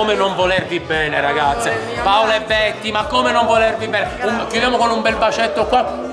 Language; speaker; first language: Italian; native; Italian